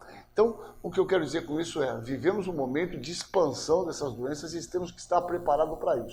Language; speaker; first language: Portuguese; native; Portuguese